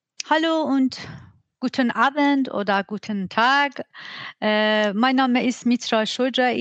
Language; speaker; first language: German; non-native, fluent; Persian